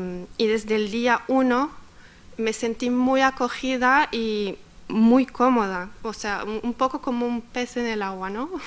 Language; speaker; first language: Spanish; non-native, fluent; Arabic